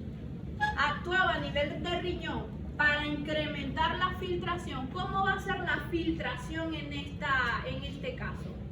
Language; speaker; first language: Spanish; native; Spanish